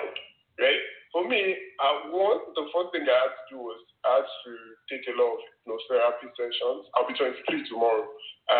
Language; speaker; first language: English; non-native, local second language; Yoruba